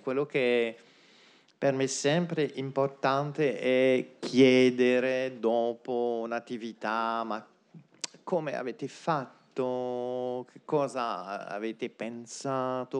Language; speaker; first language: Italian; non-native, fluent; French